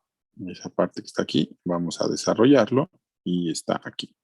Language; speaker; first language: Spanish; native; Spanish